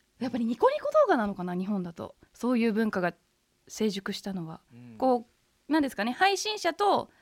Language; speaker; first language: Japanese; native; Japanese